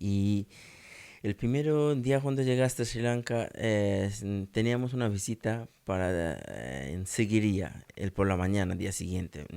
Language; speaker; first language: Spanish; non-native, learner; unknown